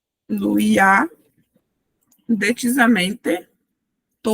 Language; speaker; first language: Italian; non-native, fluent; Portuguese